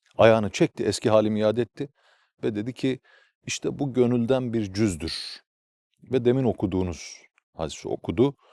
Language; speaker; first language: Turkish; native; Turkish